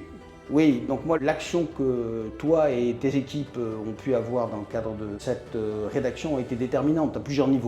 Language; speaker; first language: French; native; French